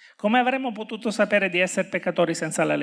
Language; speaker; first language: Italian; native; Italian